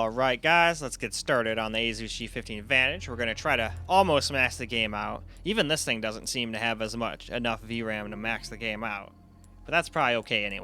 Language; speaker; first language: English; native; English